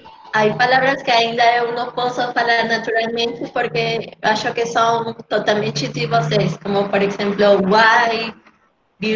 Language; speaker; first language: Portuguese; non-native, learner; Spanish